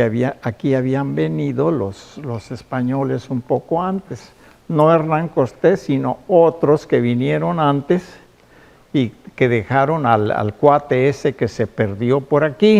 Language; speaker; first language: Spanish; native; Spanish